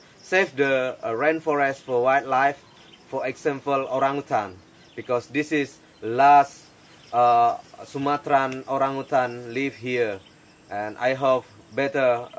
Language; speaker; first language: English; non-native, learner; Indonesian